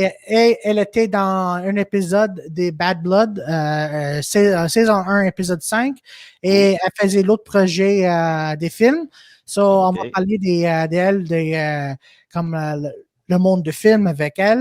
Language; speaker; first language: French; non-native, local second language; English